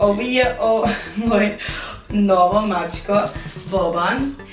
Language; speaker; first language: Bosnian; non-native, learner; English